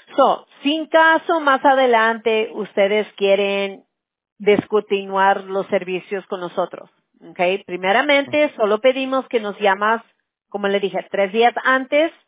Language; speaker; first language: Spanish; early bilingual, other home language; English